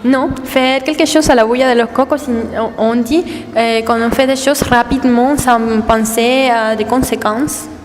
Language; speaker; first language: French; non-native, learner; Spanish